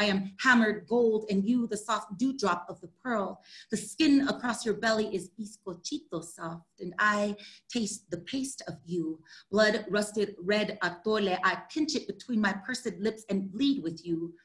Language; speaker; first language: English; native; English